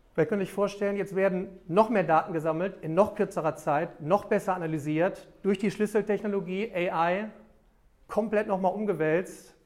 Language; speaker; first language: German; native; German